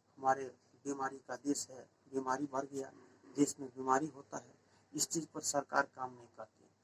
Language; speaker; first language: Hindi; native; Hindi